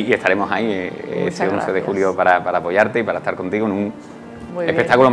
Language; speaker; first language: Spanish; native; Spanish